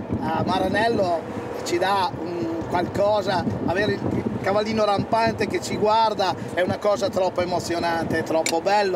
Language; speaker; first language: Italian; native; Italian